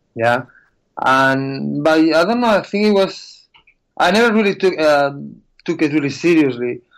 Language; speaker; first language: English; non-native, fluent; Spanish